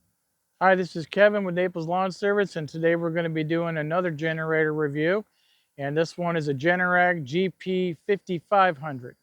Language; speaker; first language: English; native; English